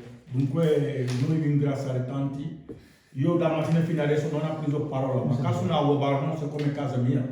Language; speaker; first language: Italian; non-native, learner; Wolof